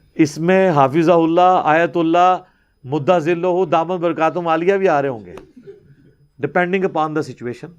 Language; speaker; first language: Urdu; non-native, local second language; Punjabi